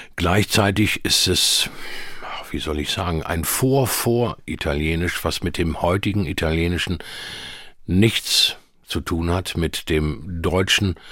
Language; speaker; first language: German; native; German